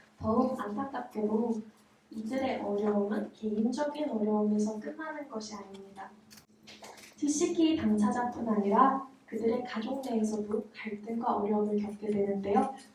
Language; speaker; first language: Korean; native; Korean